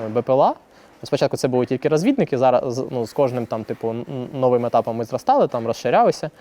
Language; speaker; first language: Ukrainian; native; Ukrainian